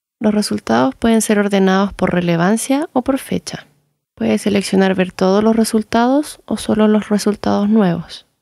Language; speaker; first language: Spanish; native; Spanish